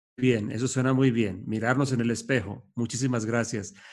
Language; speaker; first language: Spanish; native; Spanish